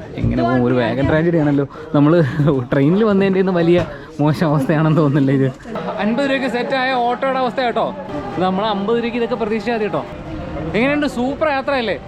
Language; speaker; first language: Malayalam; native; Malayalam